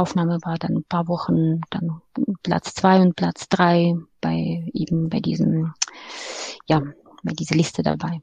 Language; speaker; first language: German; non-native, fluent; Ukrainian